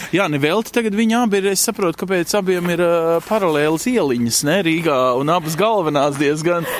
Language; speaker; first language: Latvian; native; Latvian